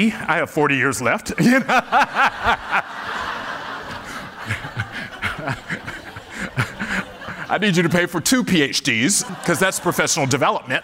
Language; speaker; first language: English; native; English